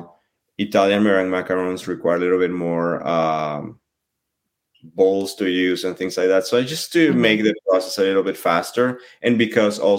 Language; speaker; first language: English; non-native, fluent; French